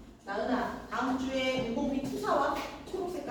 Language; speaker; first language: Korean; native; Korean